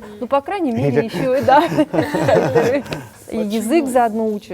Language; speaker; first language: Russian; native; Russian